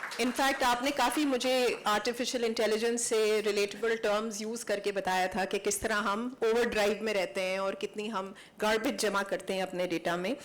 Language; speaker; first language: Urdu; native; Urdu